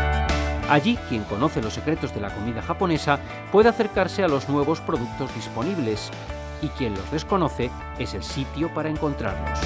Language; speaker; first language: Spanish; native; Spanish